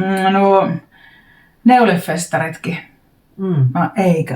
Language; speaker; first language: Finnish; native; Finnish